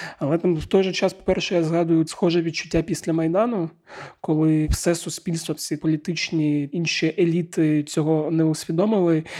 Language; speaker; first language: Ukrainian; native; Ukrainian